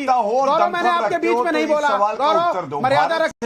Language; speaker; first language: Hindi; native; Hindi